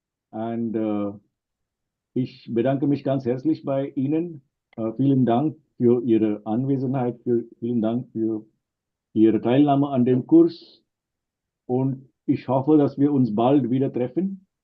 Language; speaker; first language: German; non-native, fluent; Marathi